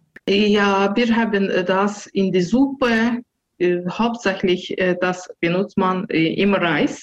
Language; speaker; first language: German; non-native, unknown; Azerbaijani